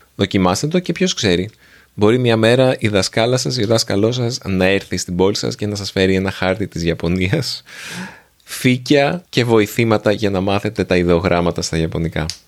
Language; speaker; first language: Greek; native; Greek